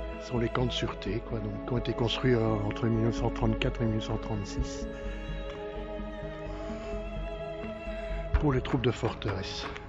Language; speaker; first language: French; native; French